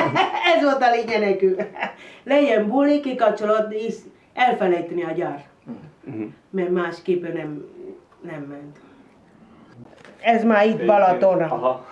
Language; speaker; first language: Hungarian; non-native, learner; Spanish